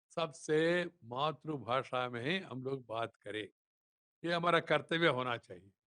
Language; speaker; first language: Hindi; non-native, local second language; Telugu